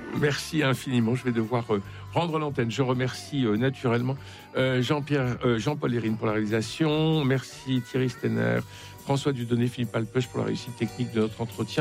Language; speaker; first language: French; native; French